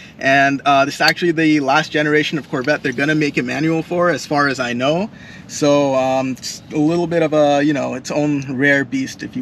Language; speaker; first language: English; native; English